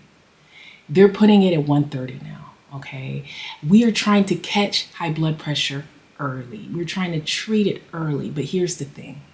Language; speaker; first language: English; native; English